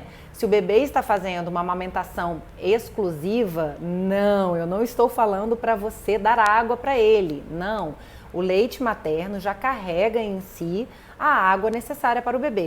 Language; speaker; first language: Portuguese; native; Portuguese